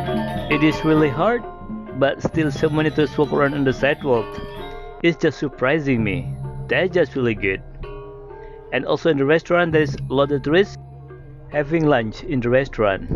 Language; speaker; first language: English; non-native, learner; Indonesian